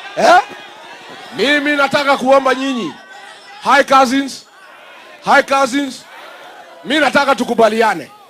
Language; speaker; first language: Swahili; non-native, local second language; Kikuyu